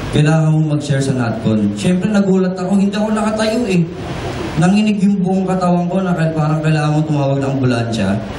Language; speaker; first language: Filipino; native; Filipino